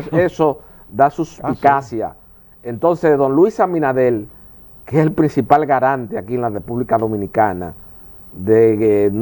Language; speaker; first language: Spanish; native; Spanish